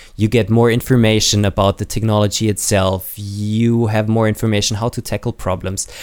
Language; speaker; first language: English; non-native, fluent; German